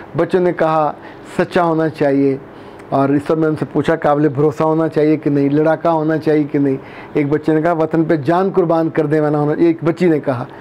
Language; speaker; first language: Urdu; non-native, local second language; Punjabi